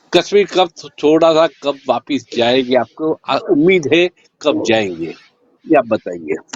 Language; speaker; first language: Hindi; non-native, local second language; Gujarati